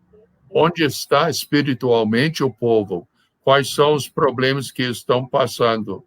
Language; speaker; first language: Portuguese; non-native, fluent; English